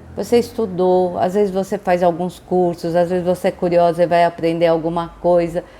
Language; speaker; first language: Portuguese; early bilingual, other home language; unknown